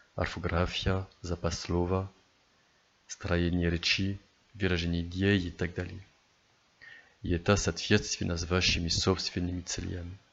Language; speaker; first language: Russian; non-native, learner; French